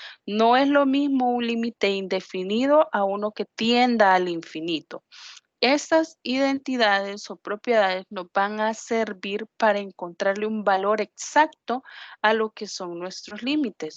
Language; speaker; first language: Spanish; native; Spanish